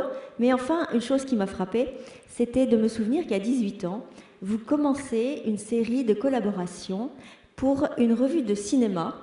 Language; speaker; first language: French; native; French